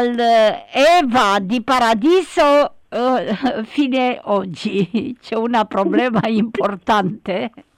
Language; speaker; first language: Italian; non-native, learner; Romanian